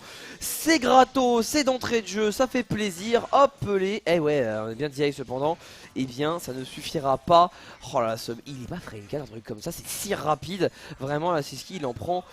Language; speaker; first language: French; native; French